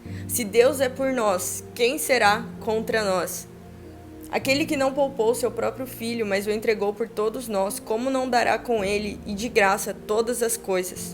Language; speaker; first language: Portuguese; native; Portuguese